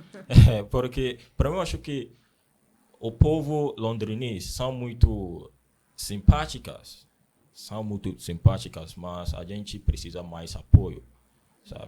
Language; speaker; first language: Portuguese; non-native, learner; Akan